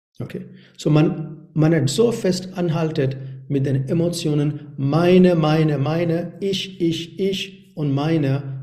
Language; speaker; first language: German; non-native, learner; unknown